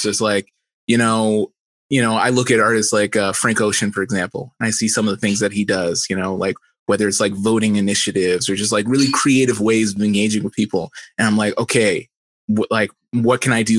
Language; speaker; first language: English; native; English